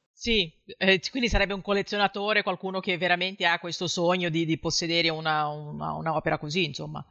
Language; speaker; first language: Italian; non-native, fluent; Portuguese